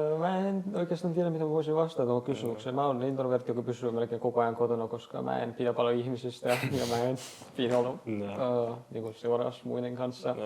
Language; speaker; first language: Finnish; non-native, learner; Bulgarian